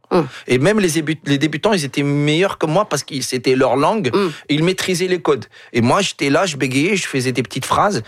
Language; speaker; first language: French; non-native, local second language; Arabic